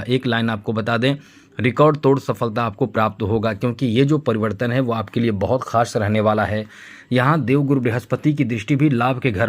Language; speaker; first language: Hindi; native; Hindi